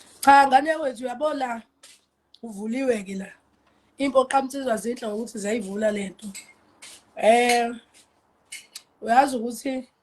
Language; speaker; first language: Zulu; native; Zulu